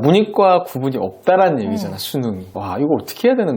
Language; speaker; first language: Korean; native; Korean